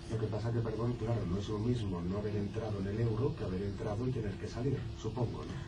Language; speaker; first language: Spanish; non-native, local second language; Catalan